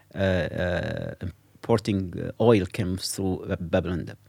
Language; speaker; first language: English; non-native, fluent; Arabic